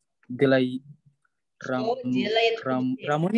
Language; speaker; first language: Russian; non-native, learner; Indonesian